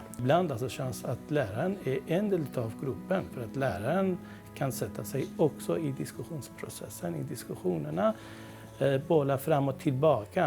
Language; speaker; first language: Swedish; non-native, fluent; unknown